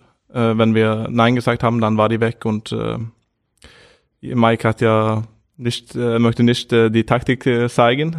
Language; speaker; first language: German; non-native, fluent; Norwegian